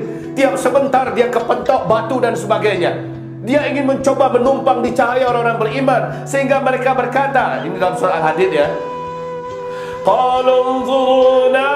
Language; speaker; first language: Indonesian; native; Indonesian